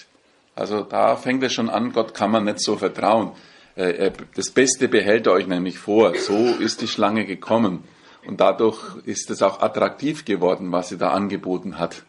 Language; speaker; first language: German; native; German